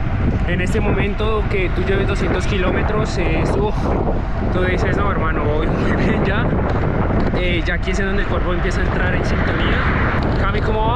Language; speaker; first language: Spanish; native; Spanish